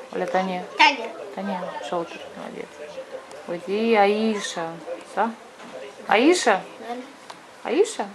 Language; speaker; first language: Russian; native; Russian